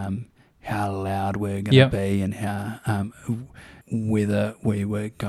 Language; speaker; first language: English; native; English